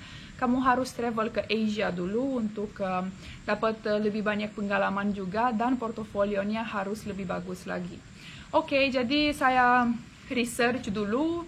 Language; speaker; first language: Indonesian; non-native, fluent; Romanian